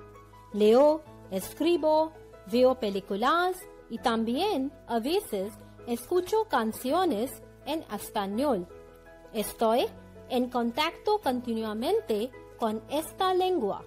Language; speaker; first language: Spanish; non-native, learner; Hindi